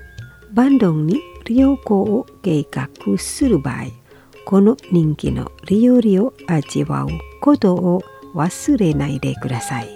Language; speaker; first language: Japanese; non-native, fluent; Indonesian